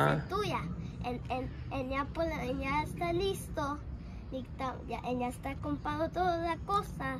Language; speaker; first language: Spanish; early bilingual, heritage; Spanish